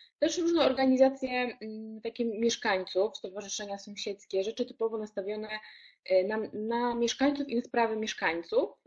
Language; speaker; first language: Polish; native; Polish